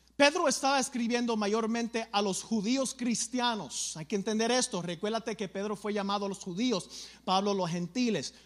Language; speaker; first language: Spanish; early bilingual, other home language; English